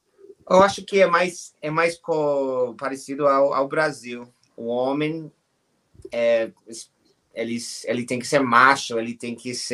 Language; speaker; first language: Portuguese; non-native, learner; English